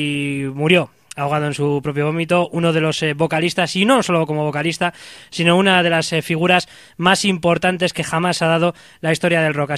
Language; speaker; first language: Spanish; native; Spanish